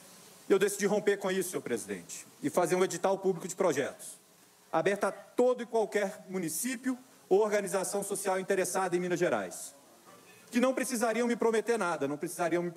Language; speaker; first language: Portuguese; native; Portuguese